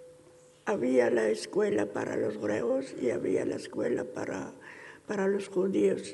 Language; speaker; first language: Spanish; early bilingual, heritage; Ladino